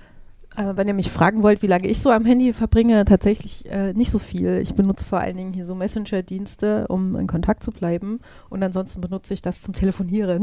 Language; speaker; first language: German; native; German